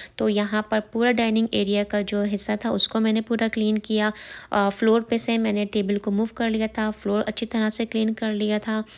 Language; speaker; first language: Urdu; native; Urdu